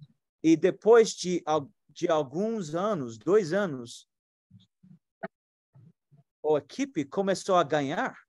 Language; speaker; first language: Portuguese; non-native, fluent; English